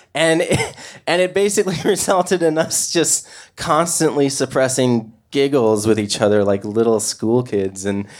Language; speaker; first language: English; native; English